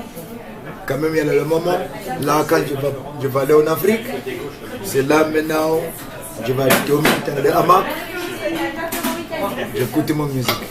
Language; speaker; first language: French; non-native, learner; English